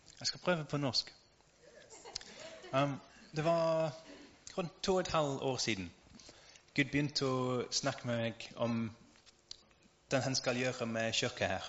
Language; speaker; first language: Norwegian; non-native, learner; English